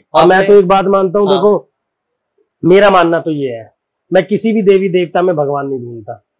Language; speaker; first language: Hindi; native; Hindi